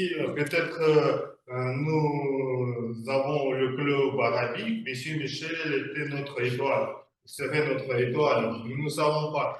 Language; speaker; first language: French; non-native, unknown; Russian